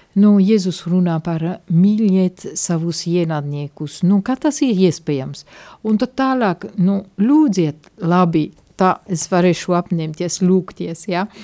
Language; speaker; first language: Latvian; non-native, fluent; Italian